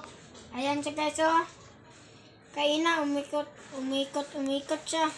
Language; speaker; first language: Filipino; non-native, local second language; Cebuano